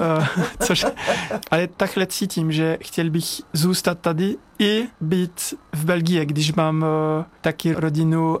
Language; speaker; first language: Czech; non-native, fluent; French